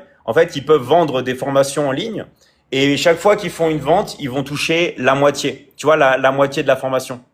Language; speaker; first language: French; native; French